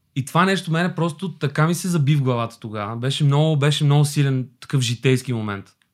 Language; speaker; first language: Bulgarian; early bilingual, other home language; Albanian